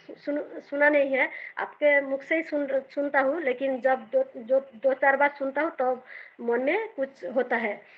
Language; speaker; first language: Hindi; non-native, local second language; Bangla